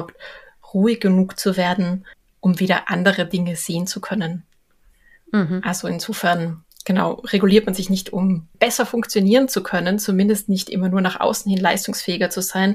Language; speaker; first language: German; native; German